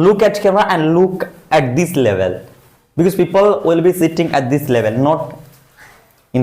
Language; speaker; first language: English; non-native, fluent; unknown